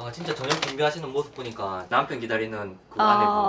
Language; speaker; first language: Korean; native; Korean